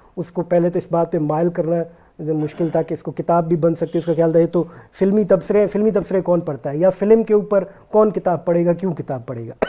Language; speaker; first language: Urdu; non-native, local second language; Baluchi